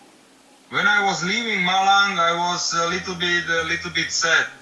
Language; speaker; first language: English; non-native, fluent; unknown